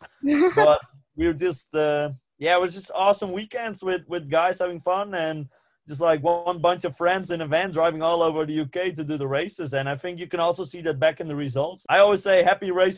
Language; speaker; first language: English; non-native, fluent; Western Frisian